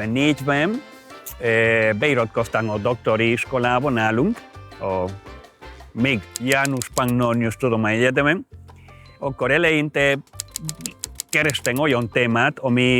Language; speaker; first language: Hungarian; non-native, fluent; Spanish